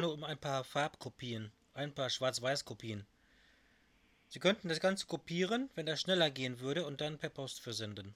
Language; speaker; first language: German; native; German